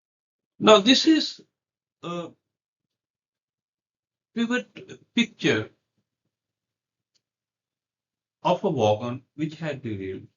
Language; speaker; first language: English; non-native, local second language; Hindi